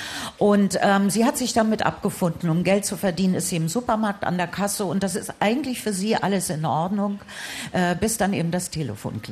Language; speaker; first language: German; native; German